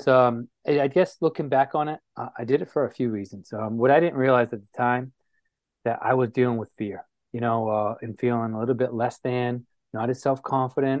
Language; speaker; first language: English; native; English